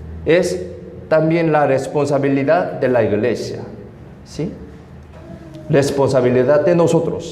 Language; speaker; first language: Spanish; non-native, fluent; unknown